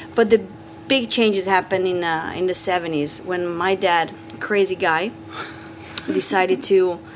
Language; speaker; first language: English; non-native, fluent; Italian